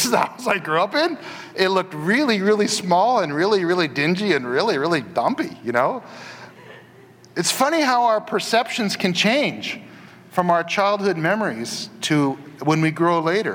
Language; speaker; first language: English; native; English